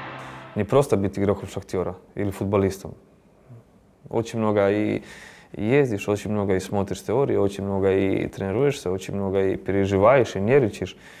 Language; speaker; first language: Russian; non-native, fluent; Croatian